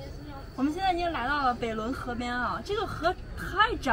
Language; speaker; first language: Chinese; native; Chinese